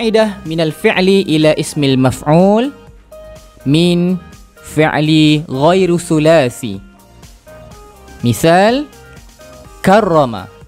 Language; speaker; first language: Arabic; non-native, fluent; Malay